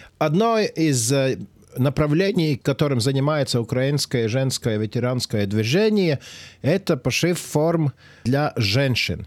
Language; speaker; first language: Russian; non-native, local second language; Latvian